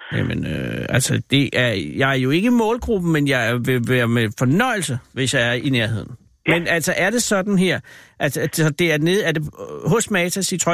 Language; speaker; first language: Danish; native; Danish